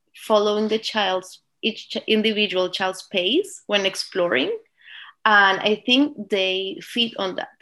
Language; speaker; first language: English; non-native, fluent; Spanish